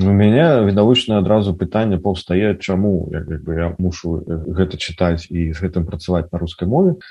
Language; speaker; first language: Belarusian; non-native, local second language; Russian